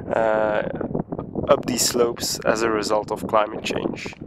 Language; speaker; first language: English; non-native, fluent; Dutch